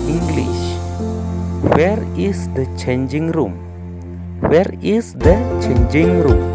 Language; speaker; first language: English; non-native, learner; Khasi